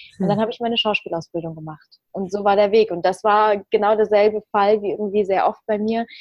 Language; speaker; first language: German; early bilingual, other home language; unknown